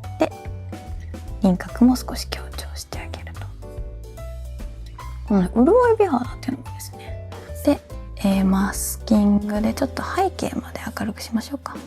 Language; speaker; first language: Japanese; native; Japanese